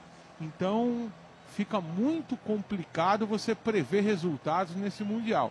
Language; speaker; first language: Portuguese; native; Portuguese